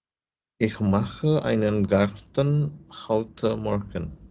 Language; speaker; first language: German; non-native, learner; Indonesian